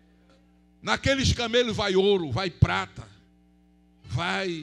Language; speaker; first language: Portuguese; native; Portuguese